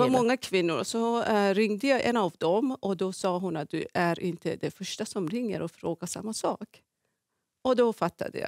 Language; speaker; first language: Swedish; non-native, fluent; Persian